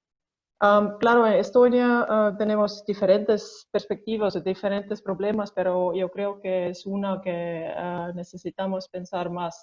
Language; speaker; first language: Spanish; non-native, fluent; Estonian